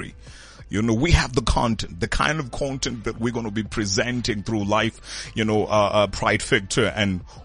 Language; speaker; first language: English; non-native, local second language; Tswana